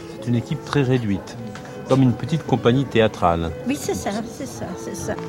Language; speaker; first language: French; native; French